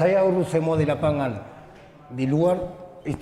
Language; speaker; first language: Indonesian; non-native, learner; Spanish